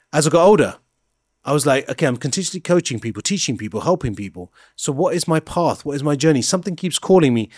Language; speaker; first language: English; native; English